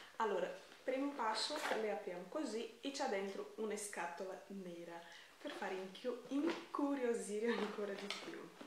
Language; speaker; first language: Italian; non-native, fluent; Portuguese